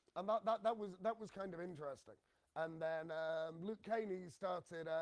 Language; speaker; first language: English; native; English